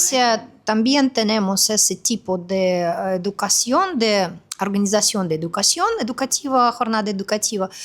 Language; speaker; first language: Spanish; non-native, fluent; Russian